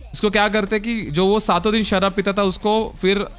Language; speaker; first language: Hindi; non-native, local second language; Marathi